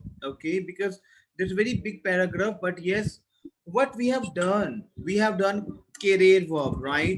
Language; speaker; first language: English; non-native, local second language; Hindi